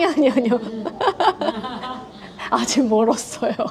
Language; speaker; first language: Korean; non-native, learner; Japanese